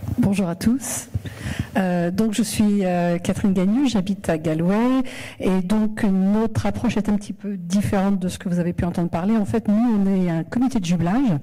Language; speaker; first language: French; native; French